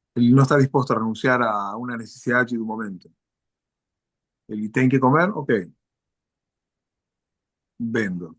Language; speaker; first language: Portuguese; non-native, learner; Spanish